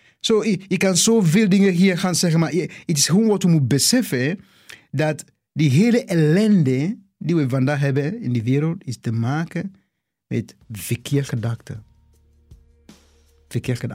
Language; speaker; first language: Dutch; non-native, fluent; English